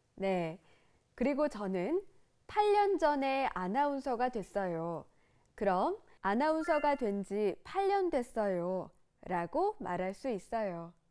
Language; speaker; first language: Korean; native; Korean